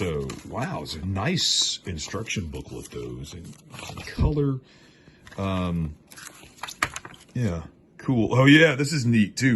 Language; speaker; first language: English; native; English